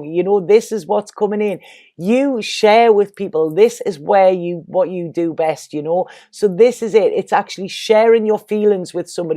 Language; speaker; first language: English; native; English